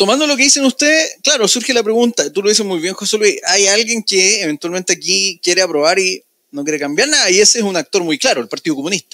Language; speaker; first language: Spanish; native; Spanish